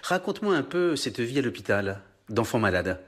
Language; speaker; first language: French; native; French